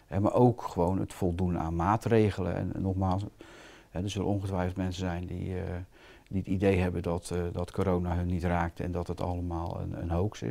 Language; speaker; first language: Dutch; native; Dutch